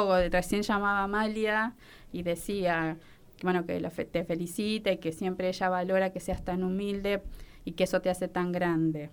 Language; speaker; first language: Spanish; native; Spanish